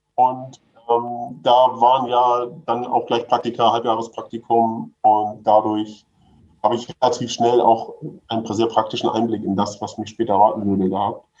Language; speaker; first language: German; native; German